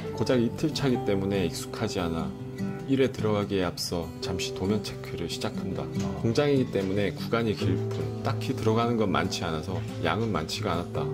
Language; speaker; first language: Korean; native; Korean